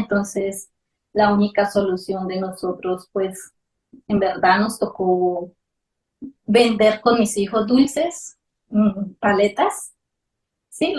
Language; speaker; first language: Spanish; native; Spanish